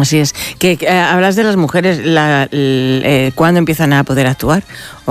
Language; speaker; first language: Spanish; native; Spanish